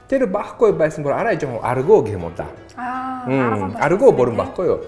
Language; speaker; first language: Mongolian; non-native, fluent; Japanese